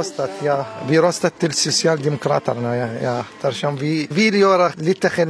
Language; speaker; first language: Swedish; non-native, learner; Arabic